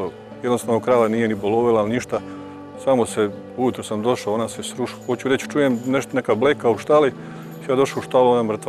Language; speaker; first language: Croatian; native; Croatian